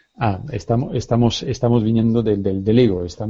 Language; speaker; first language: Spanish; non-native, learner; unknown